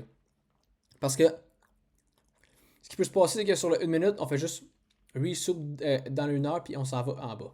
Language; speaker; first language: French; native; French